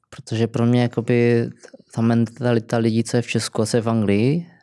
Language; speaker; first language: Czech; native; Czech